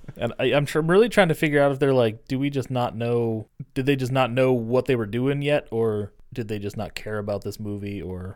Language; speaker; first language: English; native; English